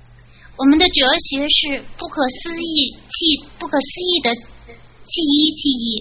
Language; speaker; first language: Chinese; native; Chinese